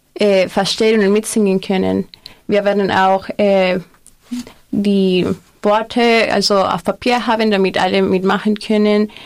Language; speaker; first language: German; non-native, learner; Spanish